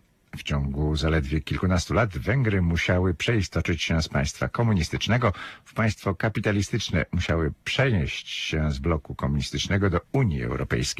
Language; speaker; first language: Polish; native; Polish